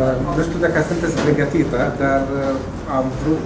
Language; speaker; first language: Romanian; non-native, learner; Arabic